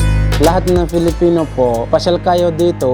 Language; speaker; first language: Filipino; non-native, learner; Punjabi